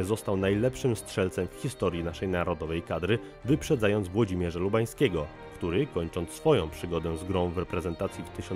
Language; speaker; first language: Polish; native; Polish